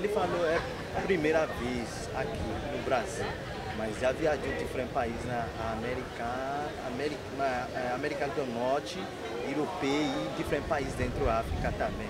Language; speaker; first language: Portuguese; non-native, learner; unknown